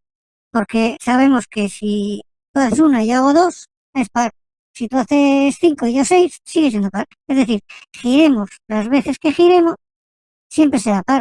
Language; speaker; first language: Spanish; native; Spanish